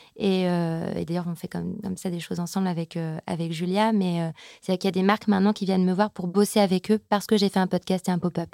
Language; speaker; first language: French; native; French